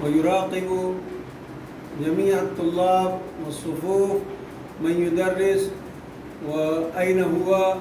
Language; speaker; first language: Arabic; non-native, fluent; Urdu